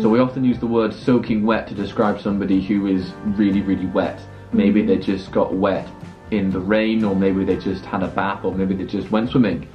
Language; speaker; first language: English; native; English